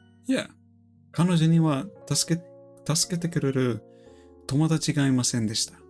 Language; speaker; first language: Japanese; non-native, learner; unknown